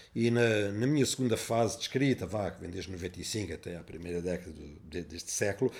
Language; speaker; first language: Portuguese; native; Portuguese